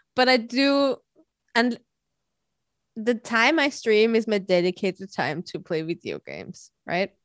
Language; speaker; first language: English; non-native, fluent; German